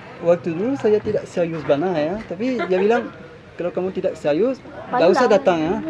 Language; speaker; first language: Indonesian; non-native, learner; French